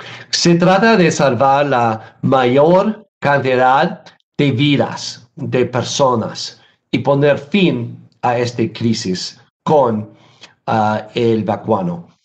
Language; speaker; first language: Spanish; non-native, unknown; English